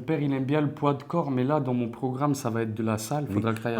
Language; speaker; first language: French; native; French